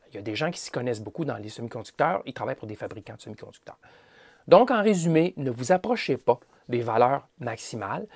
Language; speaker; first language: French; native; French